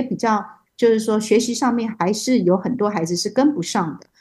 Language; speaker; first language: Chinese; native; Chinese